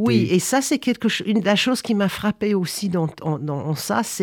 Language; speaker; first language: French; native; French